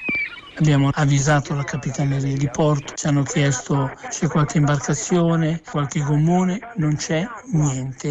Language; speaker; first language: Italian; native; Italian